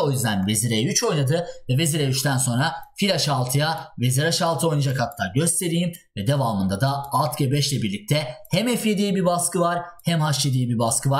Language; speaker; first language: Turkish; native; Turkish